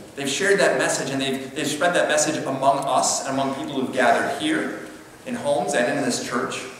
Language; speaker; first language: English; native; English